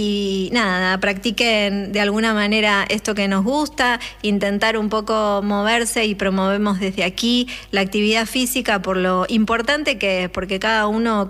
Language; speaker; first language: Spanish; native; Spanish